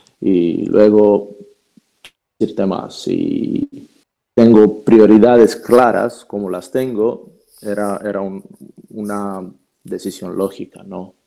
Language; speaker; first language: Spanish; non-native, fluent; Croatian